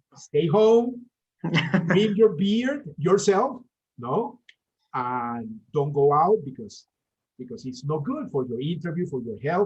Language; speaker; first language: English; non-native, fluent; Spanish